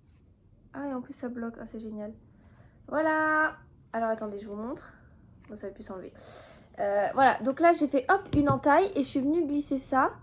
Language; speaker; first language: French; native; French